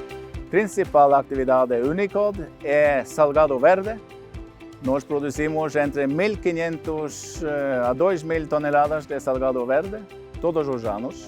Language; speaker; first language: Portuguese; non-native, fluent; Norwegian